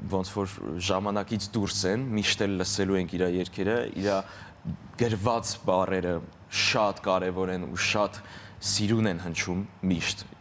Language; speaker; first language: Armenian; early bilingual, heritage; Armenian